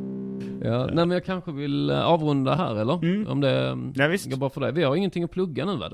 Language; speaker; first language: Swedish; native; Swedish